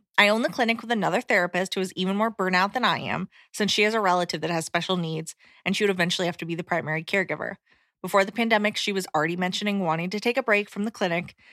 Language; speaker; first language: English; native; English